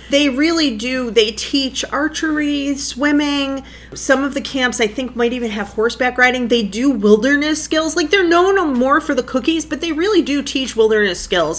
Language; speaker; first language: English; native; English